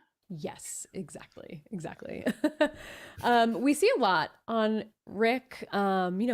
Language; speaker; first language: English; native; English